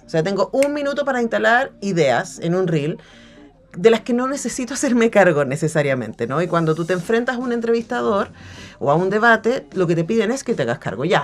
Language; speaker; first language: Spanish; native; Spanish